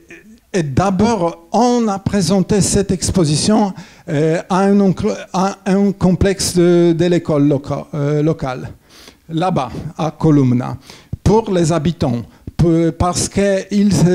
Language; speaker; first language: French; non-native, fluent; Polish